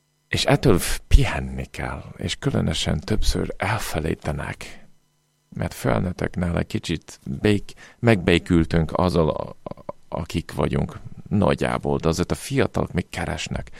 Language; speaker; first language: Hungarian; non-native, fluent; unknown